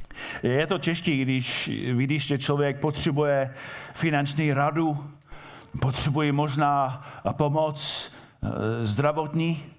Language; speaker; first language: Czech; non-native, fluent; English